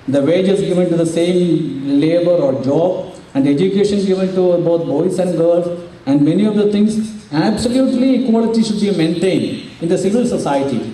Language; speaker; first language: English; non-native, local second language; Malayalam